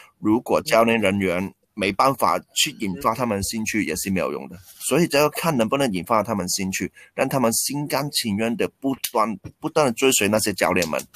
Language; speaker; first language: Chinese; non-native, local second language; Cantonese